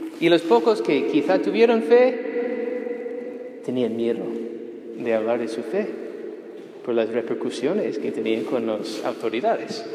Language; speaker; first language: Spanish; non-native, fluent; English